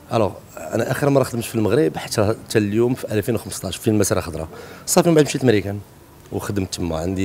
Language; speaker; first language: Arabic; native; Arabic